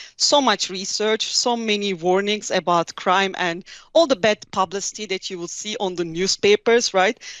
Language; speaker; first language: English; non-native, fluent; Turkish